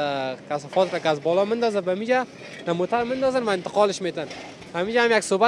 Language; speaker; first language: Persian; native; Persian